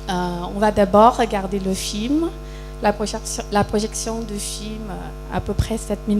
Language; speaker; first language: French; non-native, fluent; Thai